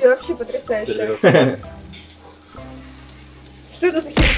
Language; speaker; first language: Russian; native; Russian